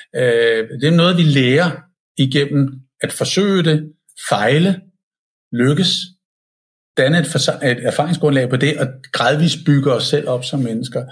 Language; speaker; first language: Danish; native; Danish